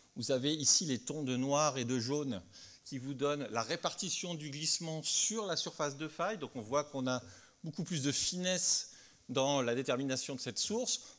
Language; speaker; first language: French; native; French